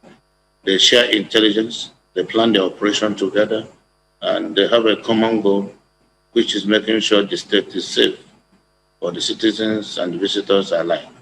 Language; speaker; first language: English; non-native, local second language; Igbo